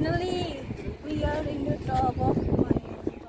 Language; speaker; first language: English; non-native, learner; Indonesian